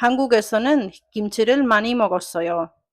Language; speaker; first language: Korean; non-native, learner; Italian